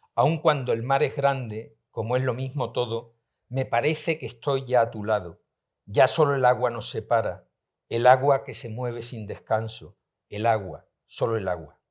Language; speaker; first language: Spanish; native; Spanish